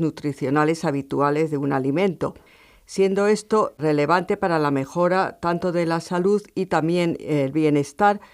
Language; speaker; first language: Spanish; native; Spanish